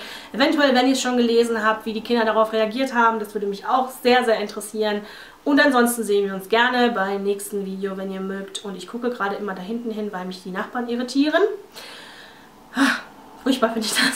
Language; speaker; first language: German; native; German